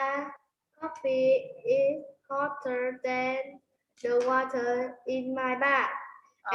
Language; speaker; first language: English; non-native, learner; Vietnamese